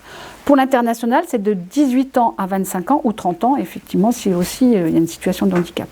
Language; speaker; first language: French; native; French